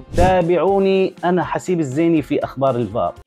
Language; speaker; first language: Arabic; native; Arabic